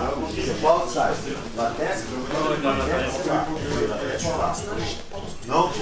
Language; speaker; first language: French; non-native, learner; Portuguese